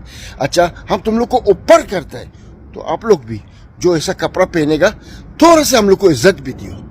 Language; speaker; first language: Hindi; non-native, learner; Arabic